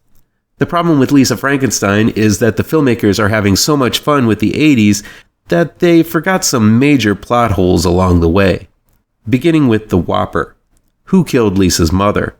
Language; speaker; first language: English; native; English